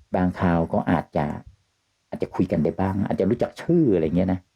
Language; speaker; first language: Thai; native; Thai